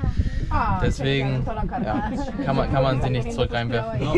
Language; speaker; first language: German; native; German